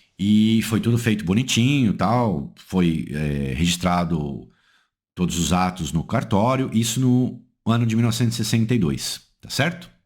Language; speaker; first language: Portuguese; native; Portuguese